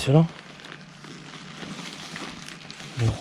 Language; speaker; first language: French; native; French